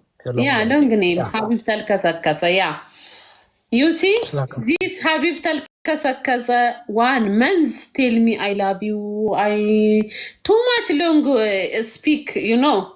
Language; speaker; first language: English; non-native, learner; Amharic